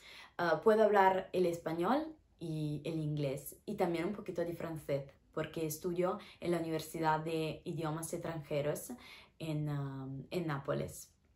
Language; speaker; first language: Spanish; non-native, fluent; Italian